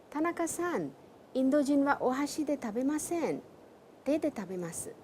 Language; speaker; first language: Japanese; non-native, fluent; Hindi